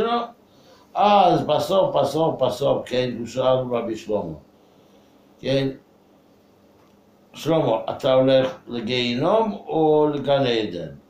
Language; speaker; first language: Hebrew; non-native, fluent; English